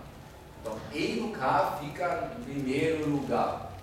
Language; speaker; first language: Portuguese; non-native, fluent; German